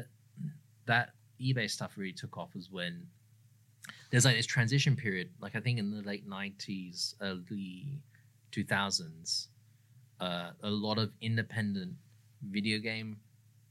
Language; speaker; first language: English; native; English